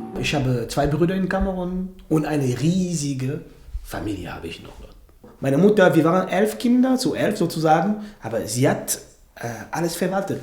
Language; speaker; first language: German; non-native, fluent; French